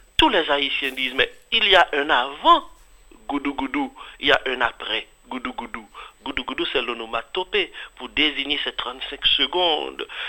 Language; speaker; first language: French; non-native, local second language; Haitian Creole